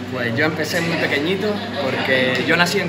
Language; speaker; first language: Spanish; native; Spanish